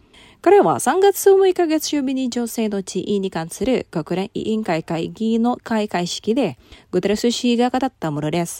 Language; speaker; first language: Japanese; non-native, fluent; Indonesian